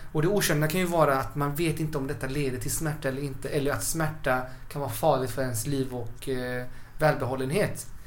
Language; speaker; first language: Swedish; early bilingual, other home language; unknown